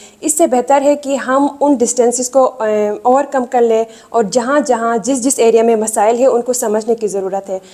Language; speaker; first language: Urdu; non-native, local second language; Sicilian